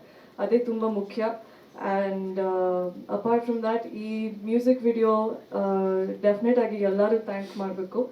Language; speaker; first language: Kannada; early bilingual, heritage; Kannada